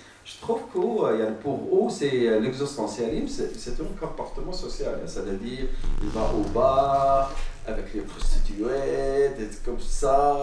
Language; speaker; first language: French; non-native, learner; Arabic